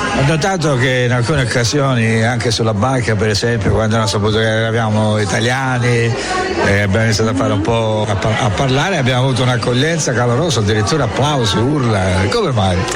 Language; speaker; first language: Italian; native; Italian